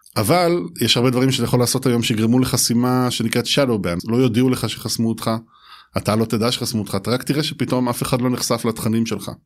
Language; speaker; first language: Hebrew; native; Hebrew